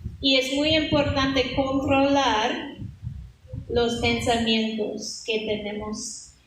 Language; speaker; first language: Spanish; non-native, fluent; English